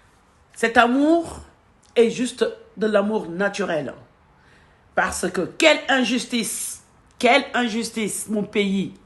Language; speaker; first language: French; non-native, local second language; Wolof